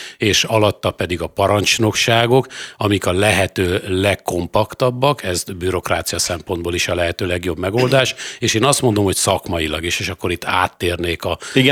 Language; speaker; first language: Hungarian; native; Hungarian